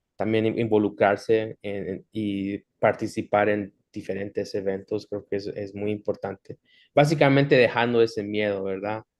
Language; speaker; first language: Spanish; early bilingual, heritage; Spanish